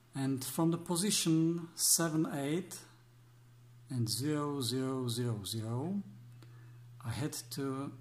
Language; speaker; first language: English; non-native, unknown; Czech